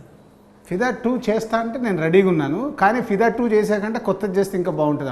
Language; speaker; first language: Telugu; native; Telugu